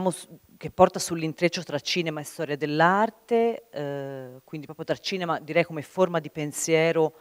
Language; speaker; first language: Italian; native; Italian